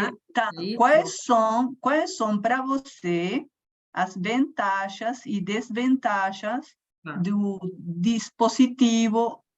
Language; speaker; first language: Portuguese; non-native, learner; Spanish